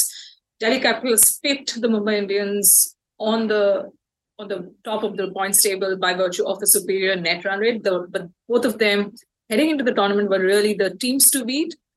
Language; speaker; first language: English; non-native, local second language; Bangla